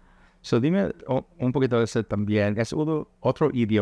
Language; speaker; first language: Spanish; early bilingual, heritage; English